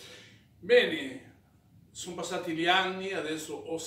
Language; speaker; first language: Italian; non-native, fluent; Spanish